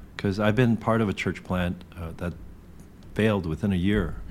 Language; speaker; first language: English; early bilingual, other home language; Korean